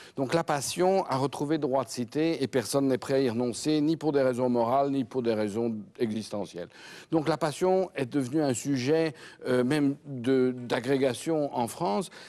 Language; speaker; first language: French; native; French